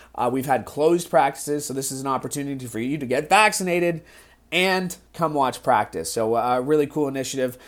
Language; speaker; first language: English; native; English